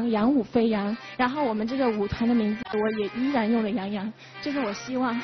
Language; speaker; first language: Chinese; native; Chinese